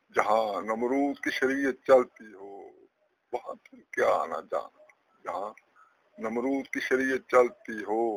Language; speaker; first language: Urdu; non-native, local second language; Punjabi